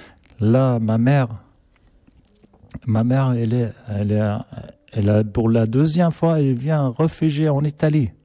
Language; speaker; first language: French; non-native, learner; Arabic